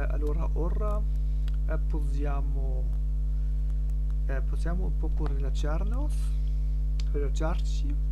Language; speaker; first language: Italian; non-native, learner; German